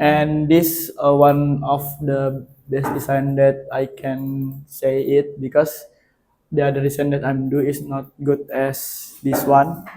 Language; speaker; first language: English; non-native, learner; Indonesian